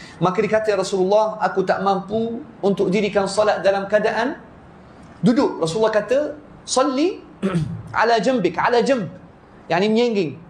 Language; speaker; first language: Malay; non-native, fluent; Arabic